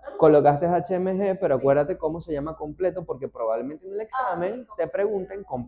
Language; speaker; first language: Spanish; native; Spanish